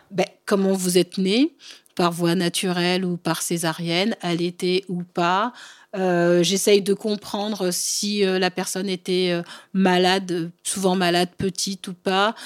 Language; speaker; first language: French; early bilingual, other home language; Bambara